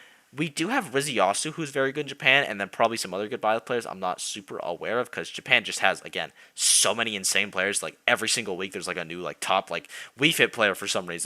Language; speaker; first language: English; native; English